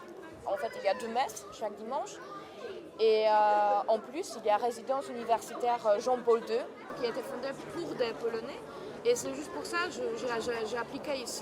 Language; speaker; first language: French; non-native, fluent; Polish